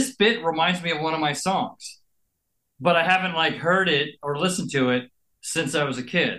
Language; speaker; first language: English; native; English